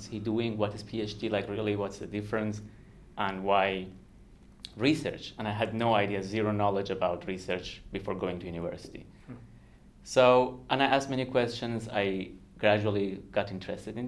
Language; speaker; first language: English; non-native, fluent; Kurdish